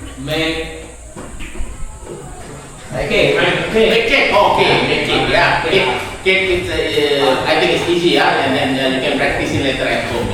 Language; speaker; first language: English; non-native, fluent; Indonesian